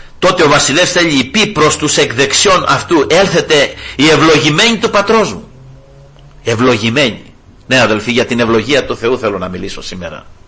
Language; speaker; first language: Greek; native; Greek